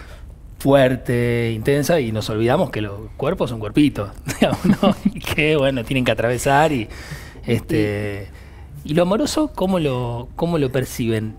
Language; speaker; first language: Spanish; native; Spanish